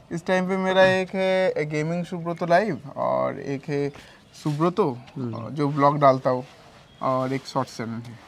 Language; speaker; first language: Hindi; non-native, local second language; Bangla